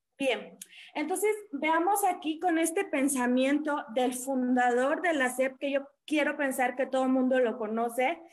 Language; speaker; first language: Spanish; non-native, local second language; Nahuatl languages